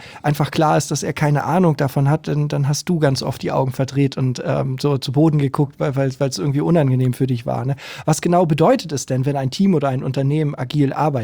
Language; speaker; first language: German; native; German